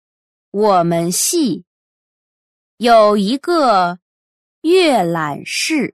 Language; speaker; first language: Chinese; non-native, learner; Russian